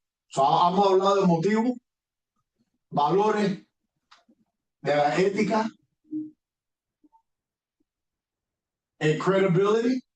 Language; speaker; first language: Spanish; early bilingual, heritage; Spanish